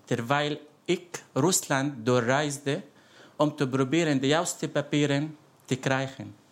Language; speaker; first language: Dutch; non-native, fluent; Arabic